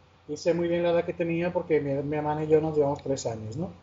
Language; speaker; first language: Spanish; native; Spanish